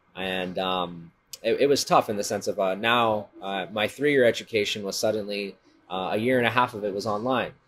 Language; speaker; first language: English; native; English